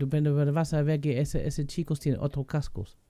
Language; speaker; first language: Spanish; non-native, fluent; German